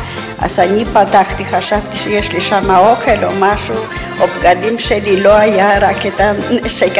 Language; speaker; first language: Hebrew; non-native, fluent; Polish